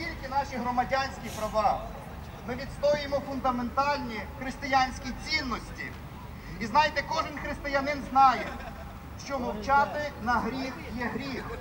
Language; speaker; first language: Ukrainian; native; Ukrainian